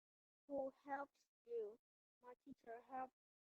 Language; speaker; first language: English; non-native, learner; Vietnamese